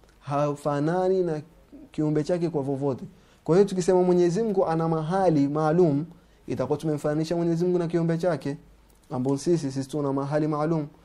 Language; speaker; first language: Swahili; native; Swahili